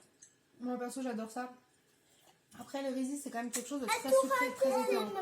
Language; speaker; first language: French; native; French